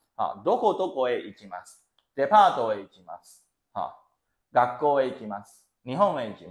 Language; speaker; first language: Japanese; non-native, fluent; Chinese